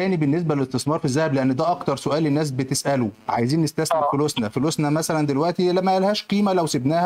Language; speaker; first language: Arabic; native; Arabic